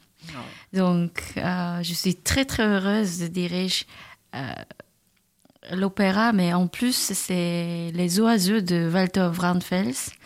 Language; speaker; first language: French; non-native, learner; Korean